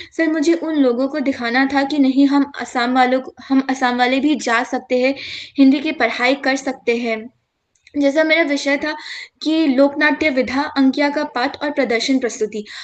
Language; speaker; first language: Hindi; non-native, local second language; Assamese